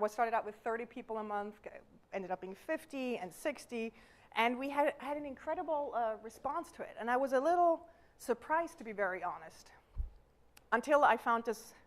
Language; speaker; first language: English; non-native, fluent; German